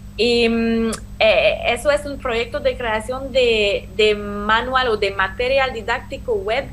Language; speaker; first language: Spanish; non-native, fluent; French